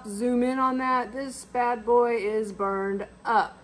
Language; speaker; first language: English; native; English